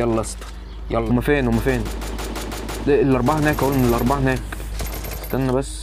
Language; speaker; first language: Arabic; native; Arabic